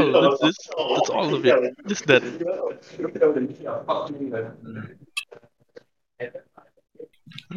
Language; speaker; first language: English; non-native, local second language; Malay